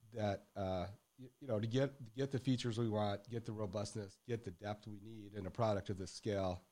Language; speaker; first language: English; native; English